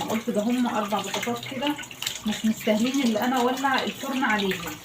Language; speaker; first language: Arabic; native; Arabic